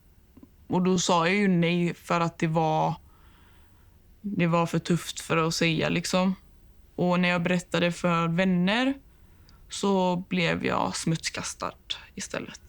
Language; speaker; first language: Swedish; native; Swedish